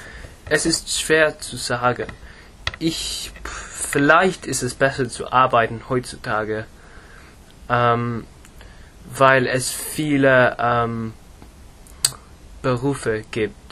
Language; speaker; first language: German; non-native, learner; English